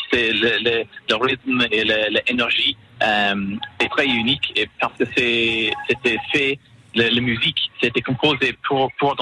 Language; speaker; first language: French; non-native, learner; English